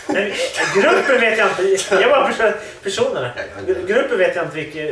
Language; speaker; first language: Swedish; non-native, learner; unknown